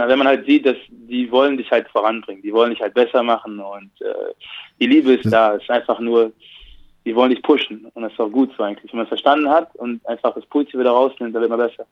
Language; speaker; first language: German; early bilingual, other home language; French